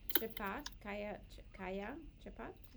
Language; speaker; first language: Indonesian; non-native, learner; English